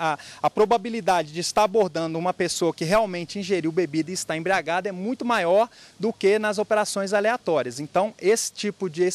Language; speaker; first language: Portuguese; native; Portuguese